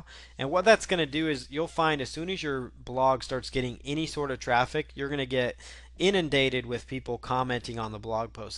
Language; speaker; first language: English; native; English